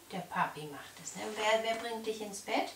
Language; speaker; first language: German; native; German